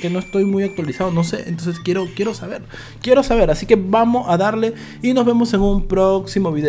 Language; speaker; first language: Spanish; native; Spanish